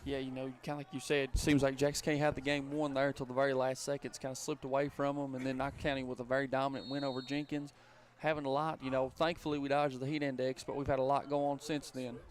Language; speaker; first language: English; native; English